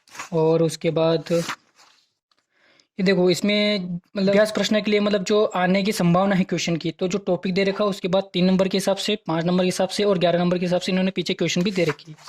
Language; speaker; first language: Hindi; native; Hindi